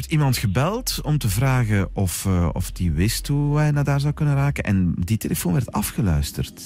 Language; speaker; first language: Dutch; native; Dutch